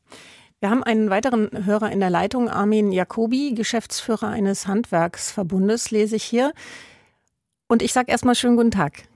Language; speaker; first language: German; native; German